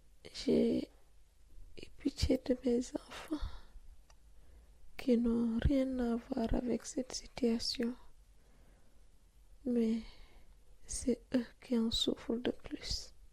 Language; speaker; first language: French; non-native, local second language; Fula